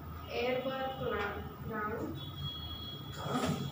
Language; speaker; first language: German; non-native, learner; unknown